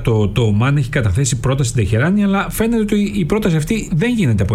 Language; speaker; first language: Greek; native; Greek